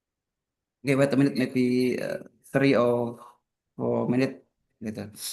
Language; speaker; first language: English; non-native, learner; Indonesian